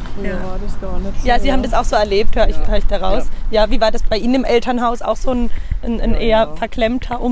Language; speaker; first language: German; native; German